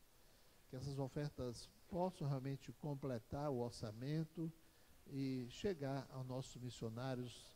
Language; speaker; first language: Portuguese; native; Portuguese